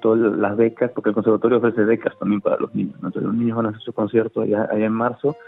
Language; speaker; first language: Spanish; native; Spanish